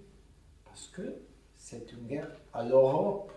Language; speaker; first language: French; non-native, fluent; Italian